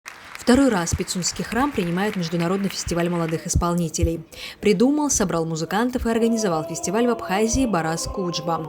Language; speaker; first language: Russian; native; Russian